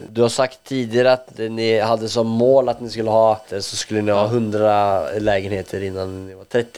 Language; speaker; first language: Swedish; native; Swedish